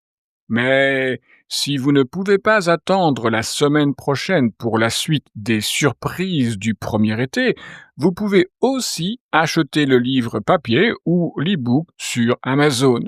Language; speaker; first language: French; native; French